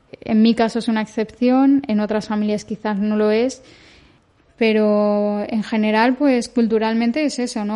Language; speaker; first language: Spanish; early bilingual, other home language; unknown